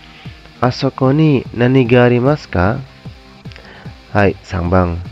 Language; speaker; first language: Japanese; non-native, fluent; Indonesian